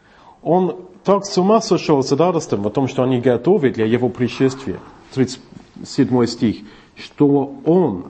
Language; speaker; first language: Russian; non-native, fluent; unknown